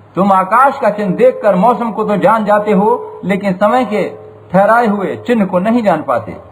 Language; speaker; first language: Hindi; native; Hindi